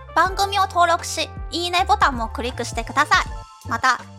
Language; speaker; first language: Japanese; non-native, fluent; Chinese